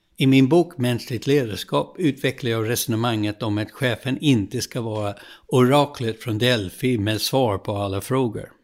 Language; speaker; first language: Swedish; non-native, fluent; English